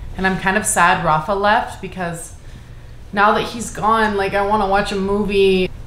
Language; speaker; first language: English; native; English